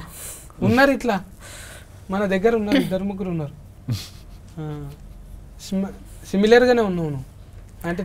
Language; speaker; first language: Telugu; native; Telugu